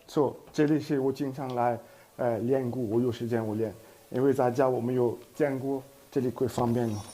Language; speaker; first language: Chinese; non-native, learner; Morisyen